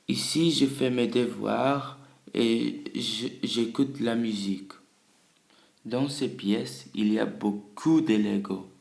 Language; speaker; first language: French; early bilingual, other home language; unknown